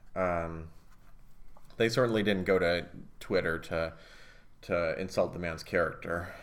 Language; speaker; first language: English; native; English